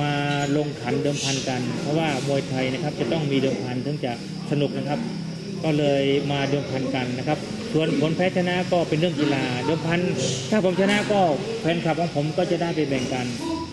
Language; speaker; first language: Thai; native; Thai